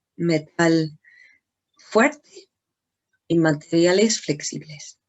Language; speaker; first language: Spanish; non-native, learner; English